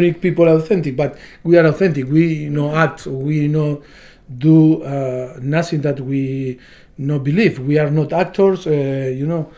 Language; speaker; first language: English; non-native, learner; Spanish